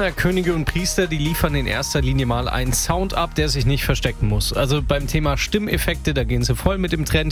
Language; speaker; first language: German; native; German